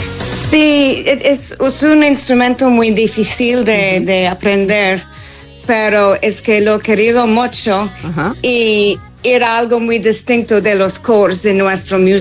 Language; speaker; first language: Spanish; non-native, fluent; English